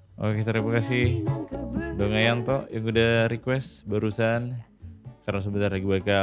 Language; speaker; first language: Indonesian; native; Indonesian